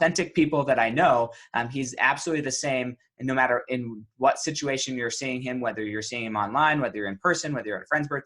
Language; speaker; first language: English; native; English